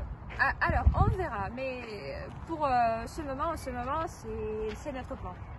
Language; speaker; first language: French; non-native, fluent; Russian